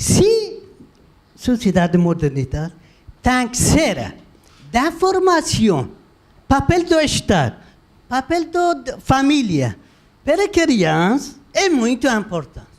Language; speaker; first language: Portuguese; non-native, learner; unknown